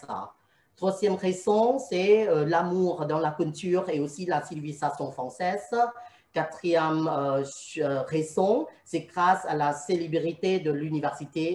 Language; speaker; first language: French; non-native, fluent; Thai